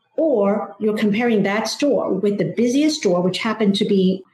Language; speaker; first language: English; non-native, fluent; Chinese